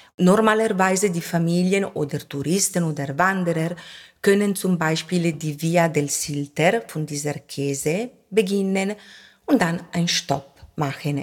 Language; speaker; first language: German; non-native, fluent; Italian